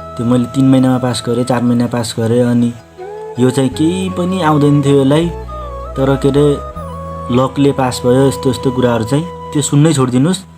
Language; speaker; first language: Nepali; native; Nepali